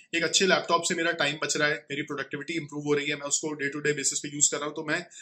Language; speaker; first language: Hindi; native; Hindi